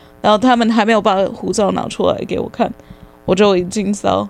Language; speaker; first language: Chinese; non-native, fluent; English